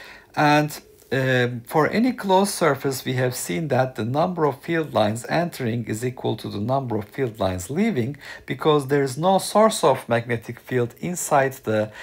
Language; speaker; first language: English; non-native, fluent; Turkish